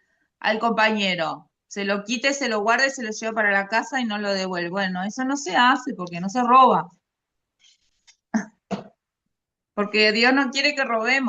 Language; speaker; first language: Spanish; native; Spanish